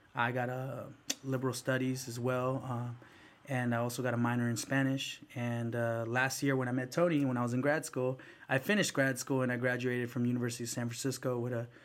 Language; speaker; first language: English; early bilingual, other home language; Spanish